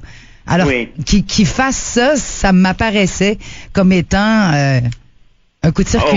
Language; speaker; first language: French; native; French